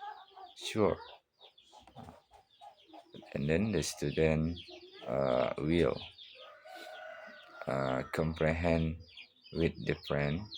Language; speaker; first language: English; non-native, learner; Indonesian